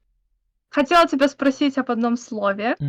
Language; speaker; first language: Russian; native; Russian